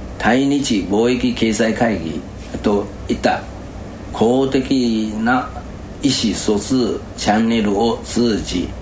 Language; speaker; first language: Japanese; non-native, fluent; Chinese